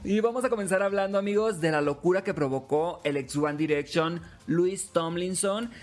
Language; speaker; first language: Spanish; native; Spanish